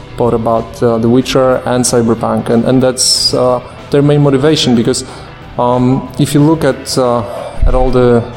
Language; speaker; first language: English; non-native, fluent; Polish